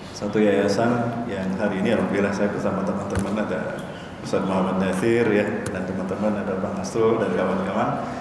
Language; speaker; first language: Indonesian; native; Indonesian